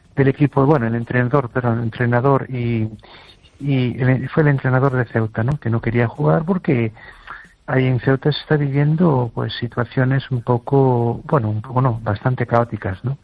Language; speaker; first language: Spanish; native; Spanish